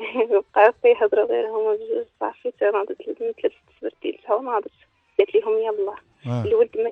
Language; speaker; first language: Arabic; native; Arabic